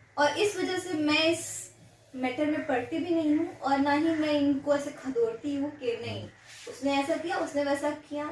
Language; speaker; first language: Hindi; non-native, local second language; Gujarati